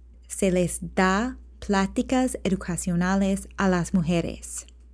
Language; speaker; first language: Spanish; non-native, fluent; English